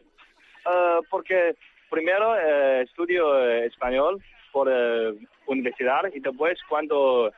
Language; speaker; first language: Portuguese; non-native, learner; Chinese